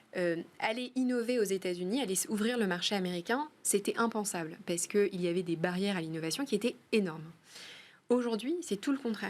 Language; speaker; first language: French; native; French